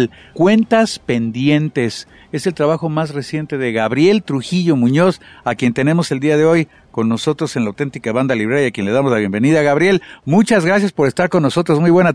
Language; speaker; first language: Spanish; native; Spanish